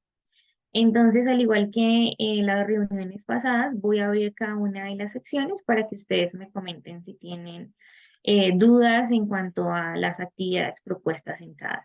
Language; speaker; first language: Spanish; native; Spanish